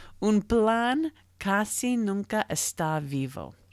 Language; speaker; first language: Spanish; non-native, learner; English